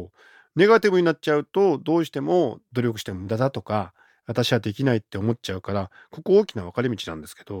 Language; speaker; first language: Japanese; native; Japanese